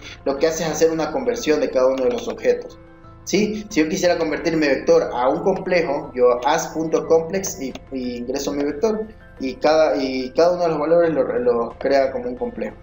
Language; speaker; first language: Spanish; native; Spanish